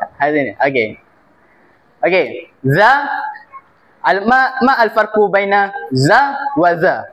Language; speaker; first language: Arabic; non-native, learner; Malay